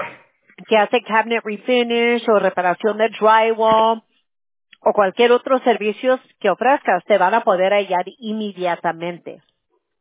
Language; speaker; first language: Spanish; early bilingual, heritage; Spanish